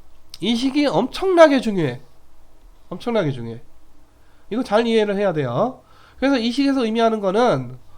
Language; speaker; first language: Korean; native; Korean